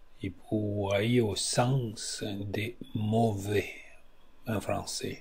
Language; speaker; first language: French; non-native, learner; Italian